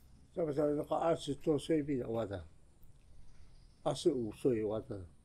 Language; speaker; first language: Chinese; non-native, local second language; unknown